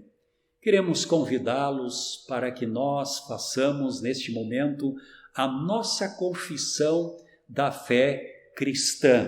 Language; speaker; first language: Portuguese; native; Portuguese